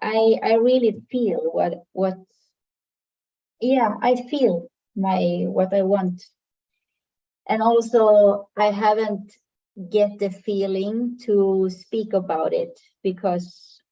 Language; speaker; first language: English; non-native, fluent; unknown